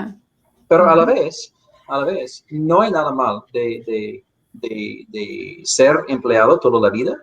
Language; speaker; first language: Spanish; non-native, fluent; English